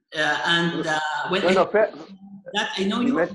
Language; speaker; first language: English; non-native, fluent; Arabic